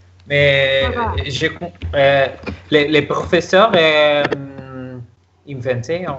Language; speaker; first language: French; non-native, learner; Spanish